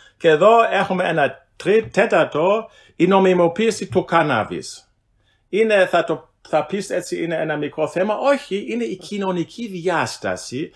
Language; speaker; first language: Greek; non-native, fluent; German